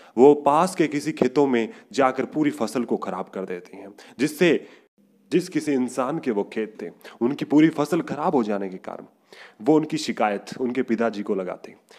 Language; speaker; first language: Hindi; non-native, local second language; Punjabi